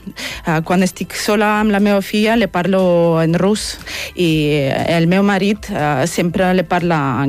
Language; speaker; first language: Catalan; non-native, learner; Russian